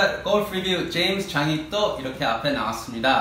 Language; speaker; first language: Korean; native; Korean